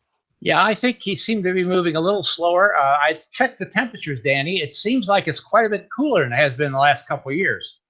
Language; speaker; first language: English; native; English